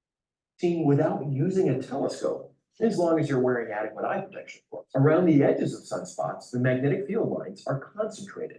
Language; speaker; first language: English; native; English